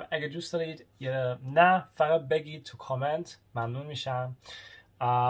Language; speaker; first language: Persian; early bilingual, heritage; Persian